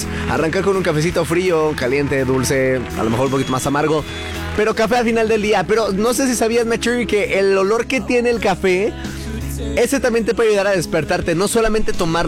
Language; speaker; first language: Spanish; native; Spanish